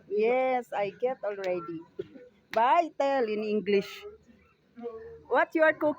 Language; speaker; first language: English; non-native, learner; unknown